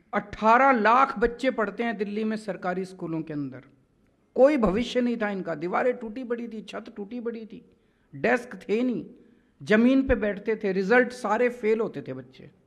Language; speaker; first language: Hindi; native; Hindi